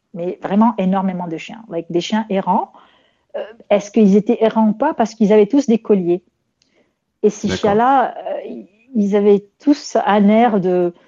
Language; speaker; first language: French; non-native, local second language; Arabic